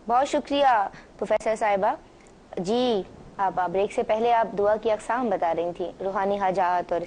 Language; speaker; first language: Urdu; native; Urdu